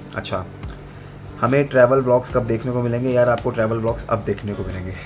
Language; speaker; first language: Hindi; native; Hindi